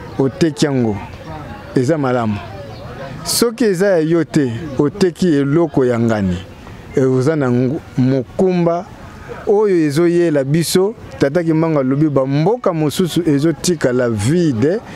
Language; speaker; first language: Lingala; non-native, local second language; Kongo